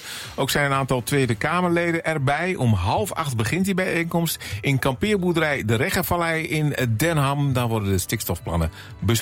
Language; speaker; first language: Dutch; native; Dutch